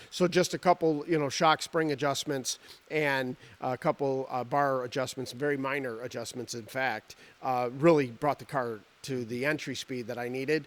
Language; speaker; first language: English; native; English